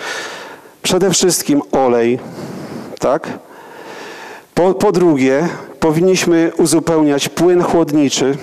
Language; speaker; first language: Polish; native; Polish